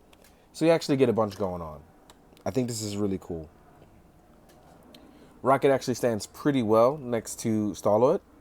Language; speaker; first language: English; native; English